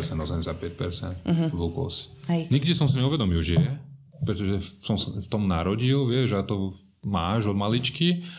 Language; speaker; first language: Slovak; non-native, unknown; Portuguese